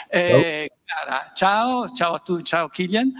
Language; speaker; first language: Italian; native; Italian